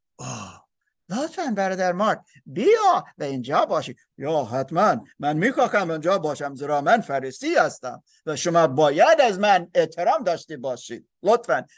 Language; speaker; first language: Persian; non-native, learner; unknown